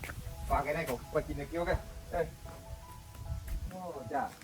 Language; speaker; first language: Vietnamese; native; Vietnamese